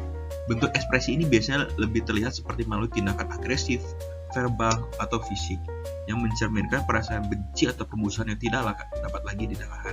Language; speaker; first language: Indonesian; native; Indonesian